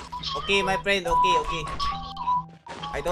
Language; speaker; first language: English; non-native, local second language; Filipino